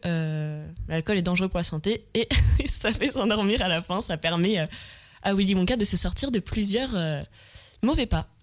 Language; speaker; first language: French; native; French